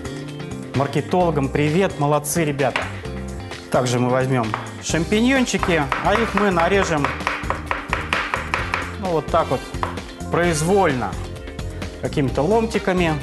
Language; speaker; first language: Russian; native; Russian